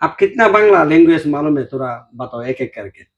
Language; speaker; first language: Hindi; non-native, learner; Bangla